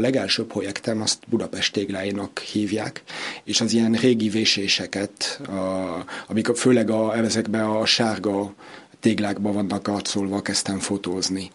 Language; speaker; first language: Hungarian; early bilingual, heritage; Hungarian